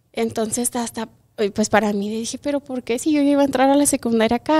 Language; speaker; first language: Spanish; native; Spanish